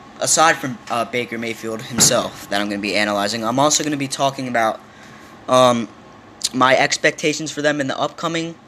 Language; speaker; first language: English; native; English